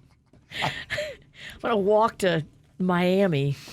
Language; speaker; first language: English; native; English